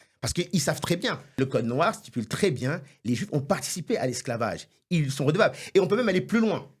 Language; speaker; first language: French; non-native, local second language; Haitian Creole